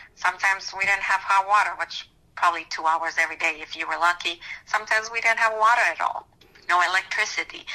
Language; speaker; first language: English; non-native, fluent; Romanian